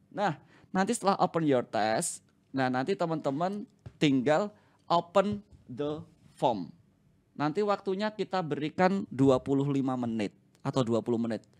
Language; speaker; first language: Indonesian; native; Indonesian